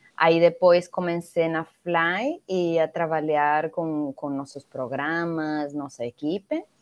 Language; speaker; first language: Portuguese; non-native, fluent; Spanish